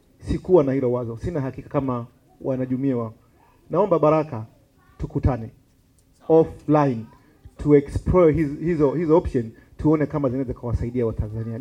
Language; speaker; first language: Swahili; native; Swahili